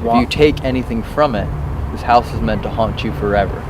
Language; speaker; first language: English; native; English